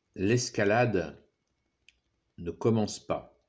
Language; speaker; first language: French; native; French